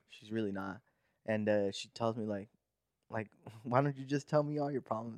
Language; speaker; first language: English; native; English